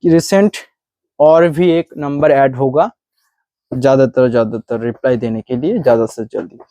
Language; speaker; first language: Hindi; non-native, local second language; Bangla